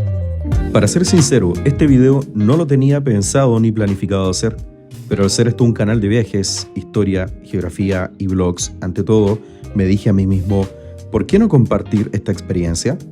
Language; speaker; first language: Spanish; native; Spanish